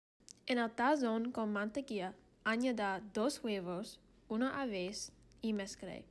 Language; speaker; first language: Spanish; non-native, learner; English